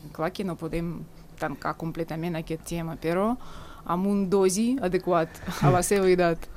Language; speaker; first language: Catalan; non-native, fluent; Russian